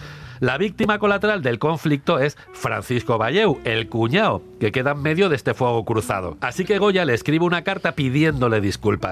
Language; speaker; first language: Spanish; native; Spanish